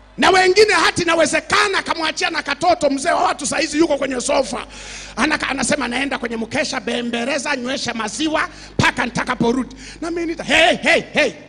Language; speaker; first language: Swahili; native; Swahili